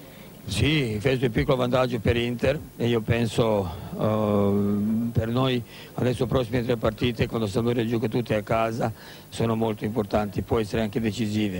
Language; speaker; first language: Italian; non-native, fluent; Serbian